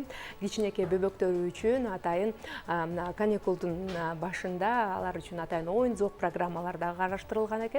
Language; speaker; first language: Kyrgyz; native; Kyrgyz